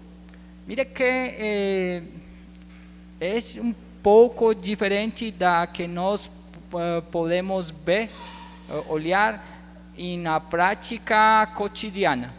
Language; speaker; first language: Portuguese; non-native, learner; Spanish